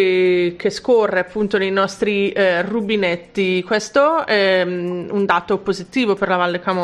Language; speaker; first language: Italian; native; Italian